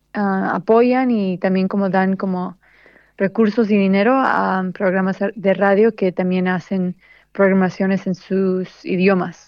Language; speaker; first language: Spanish; early bilingual, heritage; Spanish